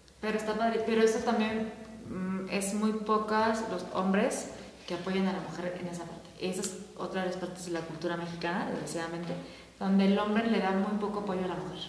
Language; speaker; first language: Spanish; native; Spanish